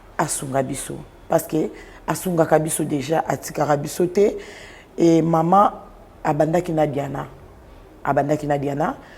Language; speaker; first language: Lingala; non-native, local second language; Swahili